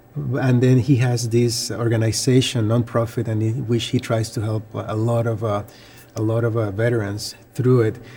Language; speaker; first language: English; non-native, fluent; Spanish